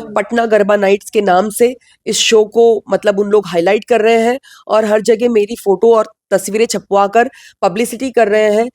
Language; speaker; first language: Hindi; non-native, local second language; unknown